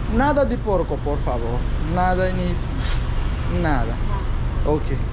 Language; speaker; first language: Spanish; non-native, learner; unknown